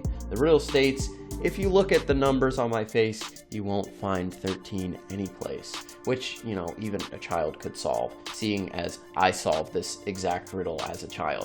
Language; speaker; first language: English; native; English